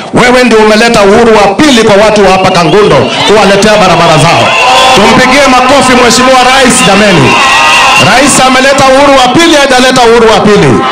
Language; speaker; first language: Swahili; non-native, local second language; Kamba